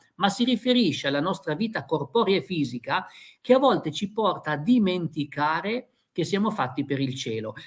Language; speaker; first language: Italian; native; Italian